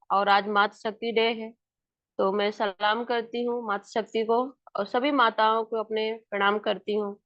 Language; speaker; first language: Hindi; native; Hindi